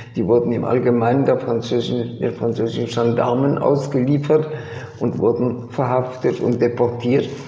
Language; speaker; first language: German; early bilingual, other home language; French